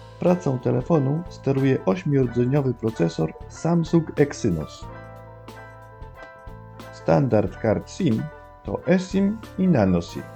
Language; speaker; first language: Polish; native; Polish